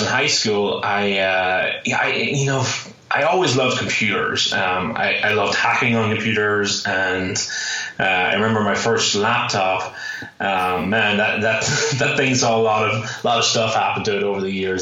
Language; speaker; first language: English; native; English